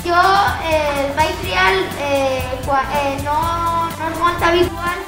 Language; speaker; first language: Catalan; non-native, local second language; Spanish